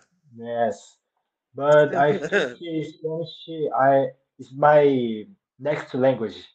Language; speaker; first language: English; non-native, learner; Portuguese